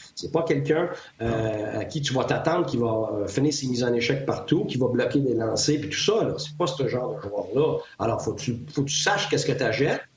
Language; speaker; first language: French; native; French